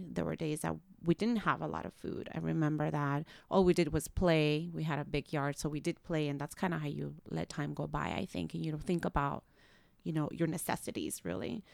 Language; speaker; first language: English; early bilingual, other home language; Spanish